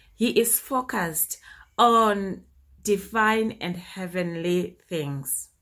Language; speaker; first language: English; non-native, local second language; Shona